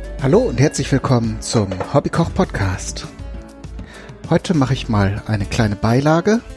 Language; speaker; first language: German; native; German